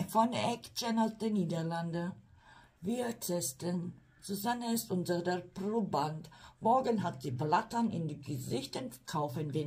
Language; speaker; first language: German; non-native, fluent; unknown